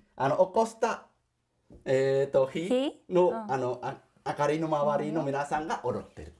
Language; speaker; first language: Japanese; non-native, fluent; Khmer